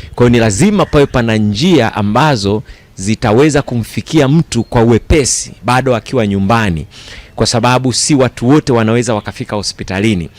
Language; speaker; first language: Swahili; native; Swahili